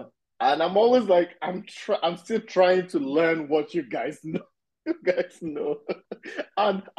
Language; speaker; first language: English; non-native, local second language; Igbo